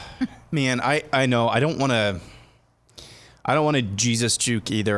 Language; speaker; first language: English; native; English